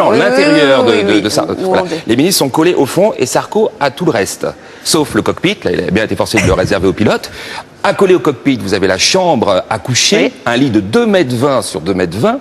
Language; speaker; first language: French; native; French